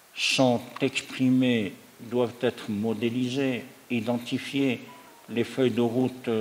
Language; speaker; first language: French; non-native, local second language; Arabic